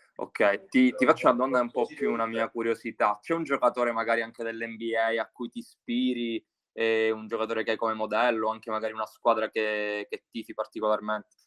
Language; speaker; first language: Italian; native; Italian